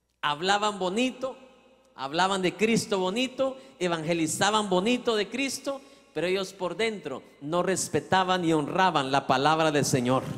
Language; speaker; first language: Spanish; native; Spanish